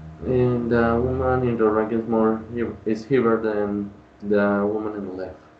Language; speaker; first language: English; non-native, learner; Spanish